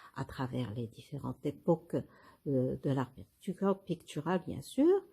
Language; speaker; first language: French; non-native, local second language; Arabic